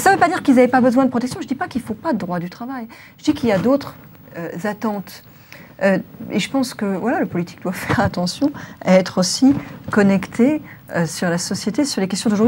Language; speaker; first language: French; native; French